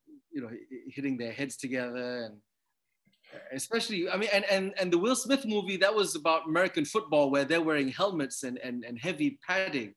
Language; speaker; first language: English; native; English